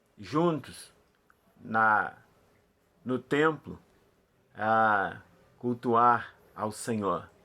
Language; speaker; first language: Portuguese; native; Portuguese